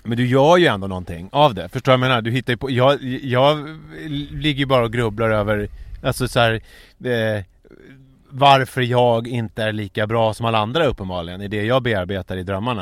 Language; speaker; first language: Swedish; native; Swedish